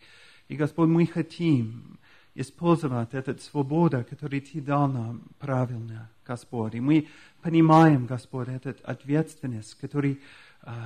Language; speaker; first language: Russian; non-native, fluent; English